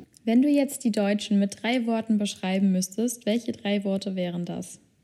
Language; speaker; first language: German; native; German